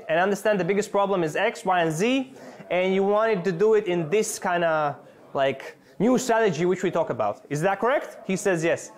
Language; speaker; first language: English; non-native, fluent; Latvian